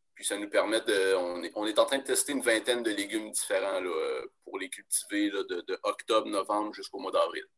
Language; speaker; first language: French; native; French